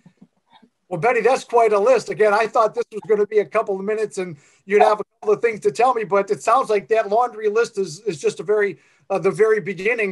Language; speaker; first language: English; native; English